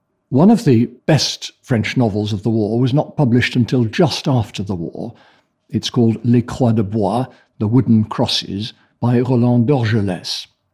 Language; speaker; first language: English; native; English